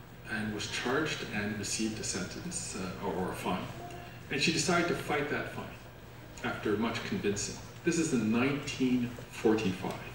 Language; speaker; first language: English; native; English